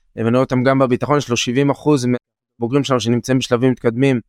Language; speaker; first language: Hebrew; native; Hebrew